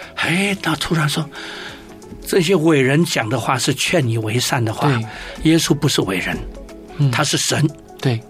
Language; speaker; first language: Chinese; native; Chinese